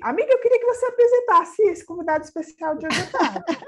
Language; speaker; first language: Portuguese; native; Portuguese